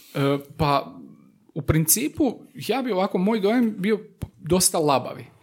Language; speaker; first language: Croatian; native; Croatian